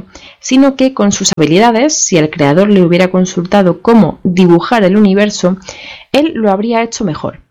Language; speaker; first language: Spanish; native; Spanish